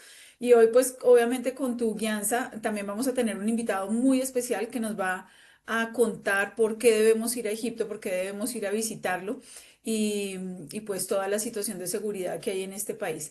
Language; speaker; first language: Spanish; native; Spanish